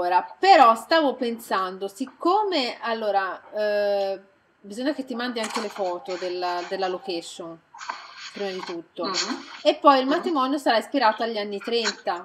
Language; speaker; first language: Italian; native; Italian